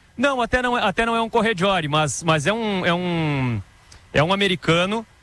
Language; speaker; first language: Portuguese; native; Portuguese